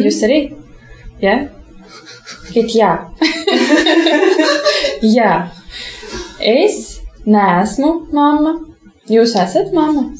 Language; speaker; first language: Latvian; non-native, local second language; Russian